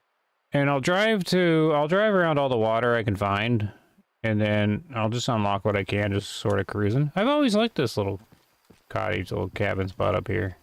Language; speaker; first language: English; native; English